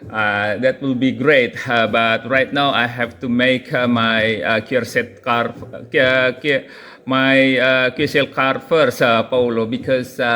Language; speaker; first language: English; non-native, local second language; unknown